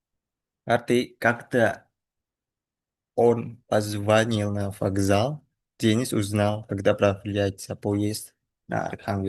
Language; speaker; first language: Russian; non-native, learner; Indonesian